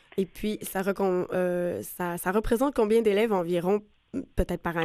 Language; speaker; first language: French; native; French